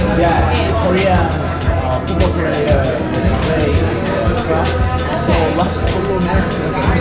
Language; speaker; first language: English; non-native, learner; Korean